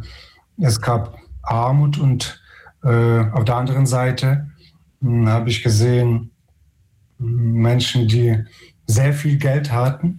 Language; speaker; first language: German; non-native, fluent; Ukrainian